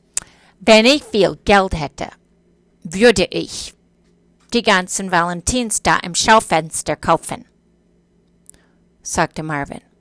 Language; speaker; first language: German; non-native, fluent; English